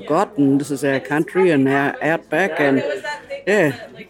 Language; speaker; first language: English; native; English